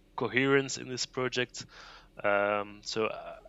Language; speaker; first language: English; non-native, fluent; Dutch